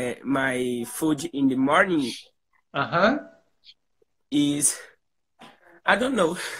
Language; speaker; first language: English; non-native, learner; Portuguese